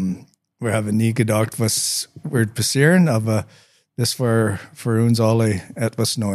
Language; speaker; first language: German; non-native, learner; English